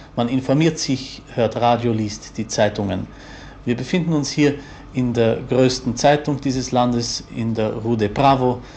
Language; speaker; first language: German; native; German